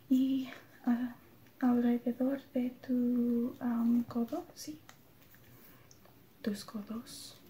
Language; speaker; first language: Spanish; non-native, learner; English